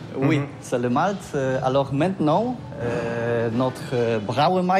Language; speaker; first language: French; non-native, learner; Polish